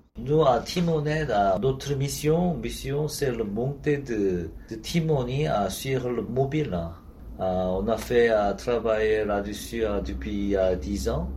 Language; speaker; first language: French; non-native, learner; Korean